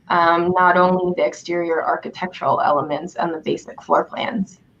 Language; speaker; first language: English; native; English